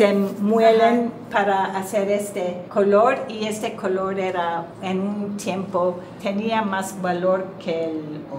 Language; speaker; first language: Spanish; non-native, fluent; English